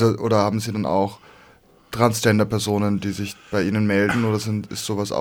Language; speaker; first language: German; native; German